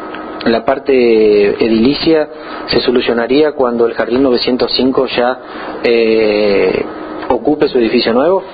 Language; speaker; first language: Spanish; native; Spanish